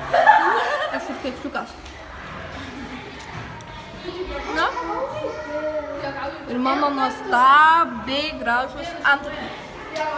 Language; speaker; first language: Lithuanian; native; Lithuanian